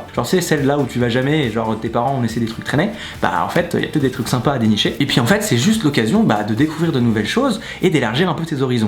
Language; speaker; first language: French; native; French